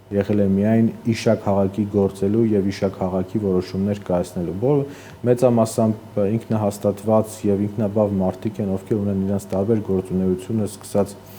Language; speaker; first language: Armenian; native; Armenian